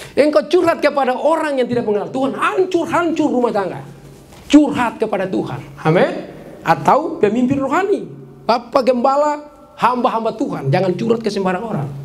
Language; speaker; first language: Indonesian; native; Indonesian